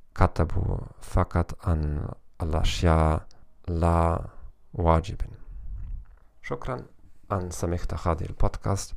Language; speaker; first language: Arabic; non-native, learner; German